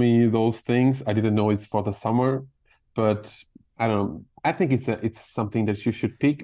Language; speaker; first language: English; non-native, fluent; Portuguese